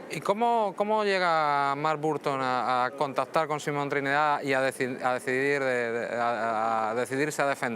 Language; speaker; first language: Spanish; native; Spanish